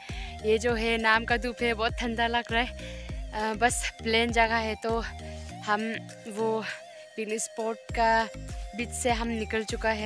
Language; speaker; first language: Hindi; non-native, local second language; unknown